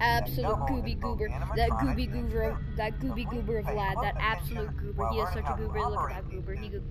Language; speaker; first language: English; native; English